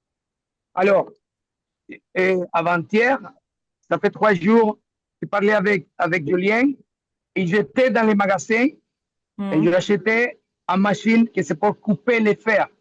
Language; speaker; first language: French; non-native, learner; Spanish